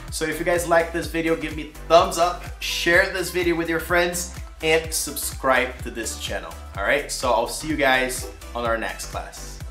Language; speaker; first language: English; non-native, fluent; Portuguese